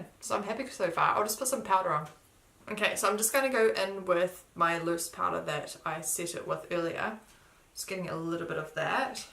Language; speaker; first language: English; native; English